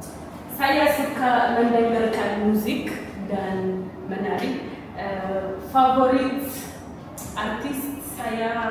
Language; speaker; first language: Indonesian; non-native, learner; Amharic